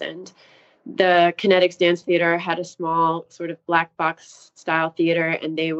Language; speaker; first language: English; native; English